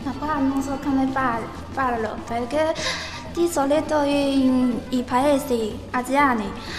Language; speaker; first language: Italian; non-native, learner; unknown